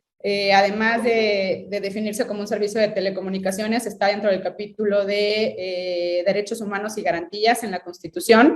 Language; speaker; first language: Spanish; native; Spanish